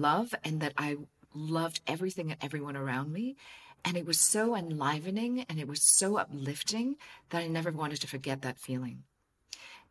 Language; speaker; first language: English; non-native, local second language; Cantonese